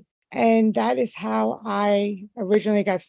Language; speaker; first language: English; native; English